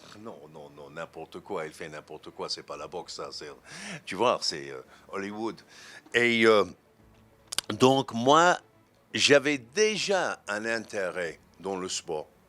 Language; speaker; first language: French; non-native, fluent; English